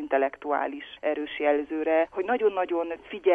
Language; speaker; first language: Hungarian; native; Hungarian